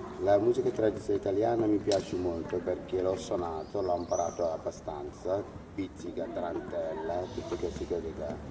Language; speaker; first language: Italian; non-native, fluent; Wolof